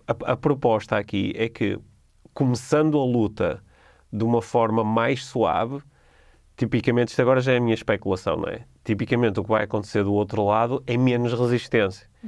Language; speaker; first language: Portuguese; native; Portuguese